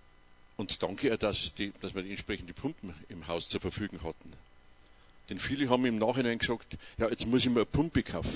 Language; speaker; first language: German; native; German